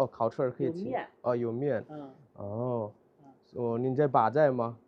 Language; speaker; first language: Chinese; non-native, learner; Bangla